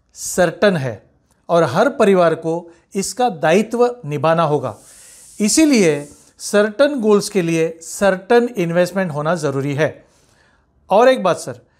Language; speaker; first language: Hindi; non-native, local second language; Marathi